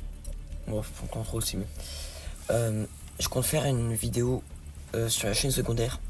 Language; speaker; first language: French; native; French